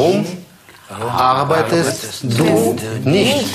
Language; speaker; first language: German; non-native, fluent; Russian